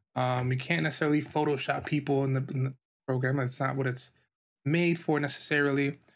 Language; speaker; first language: English; native; English